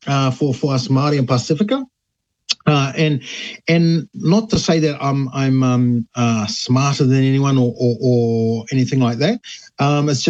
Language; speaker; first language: English; native; English